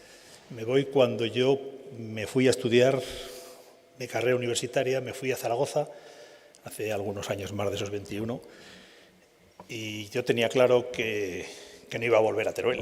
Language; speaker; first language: Spanish; native; Spanish